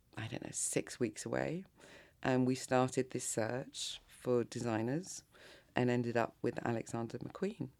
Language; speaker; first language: English; native; English